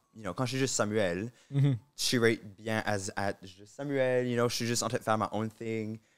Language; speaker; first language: French; native; French